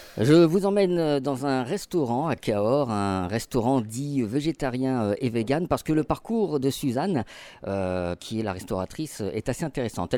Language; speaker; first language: French; native; French